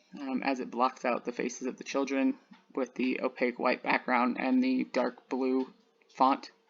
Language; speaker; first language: English; native; English